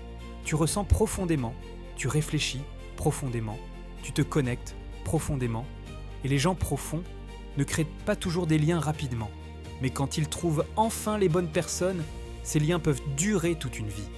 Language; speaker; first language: French; native; French